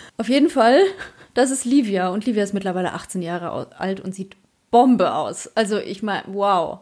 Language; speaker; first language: German; early bilingual, other home language; Polish